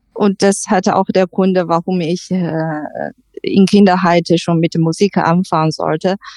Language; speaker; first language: German; non-native, learner; Chinese